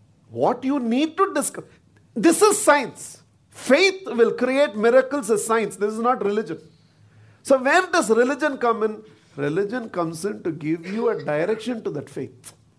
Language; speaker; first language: English; non-native, local second language; Tamil